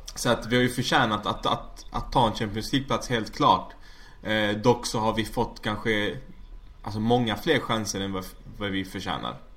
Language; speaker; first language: Swedish; early bilingual, other home language; Arabic